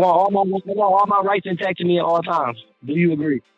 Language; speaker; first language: English; native; English